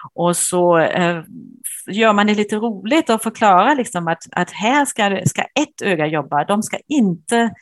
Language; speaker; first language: Swedish; non-native, fluent; German